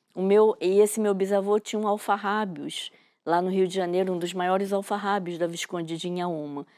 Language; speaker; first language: Portuguese; native; Portuguese